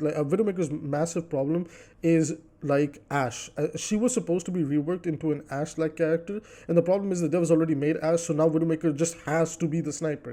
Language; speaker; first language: English; native; English